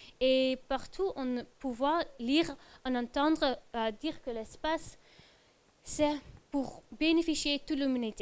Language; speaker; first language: French; non-native, fluent; Dutch